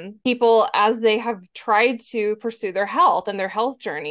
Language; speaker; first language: English; native; English